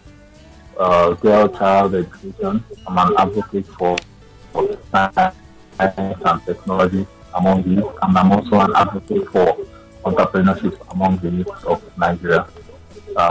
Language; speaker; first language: English; non-native, local second language; Igbo